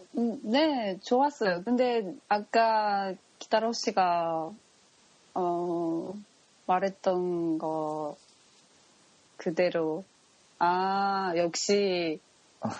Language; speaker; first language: Korean; non-native, learner; Japanese